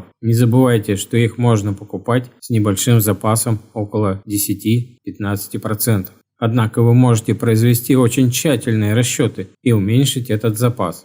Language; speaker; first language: Russian; native; Russian